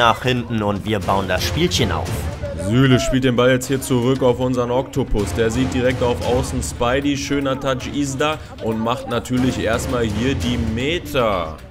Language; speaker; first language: German; native; German